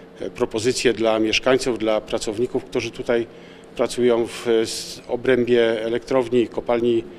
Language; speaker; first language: Polish; native; Polish